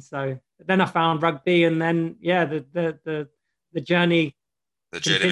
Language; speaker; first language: English; native; English